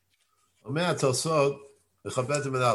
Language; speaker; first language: Hebrew; non-native, fluent; English